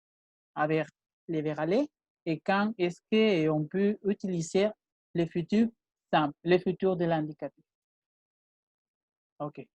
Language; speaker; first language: French; non-native, fluent; Spanish